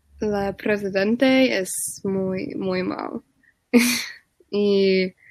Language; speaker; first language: Spanish; non-native, learner; English